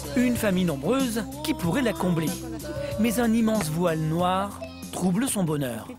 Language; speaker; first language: French; native; French